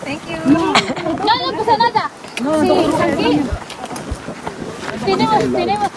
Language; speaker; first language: Spanish; non-native, learner; Filipino